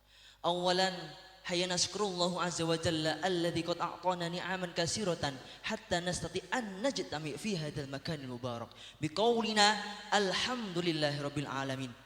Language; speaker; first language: Arabic; non-native, fluent; Indonesian